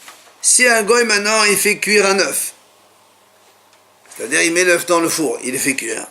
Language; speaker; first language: French; native; French